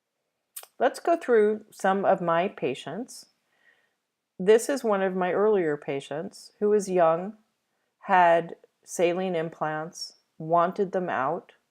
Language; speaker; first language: English; native; English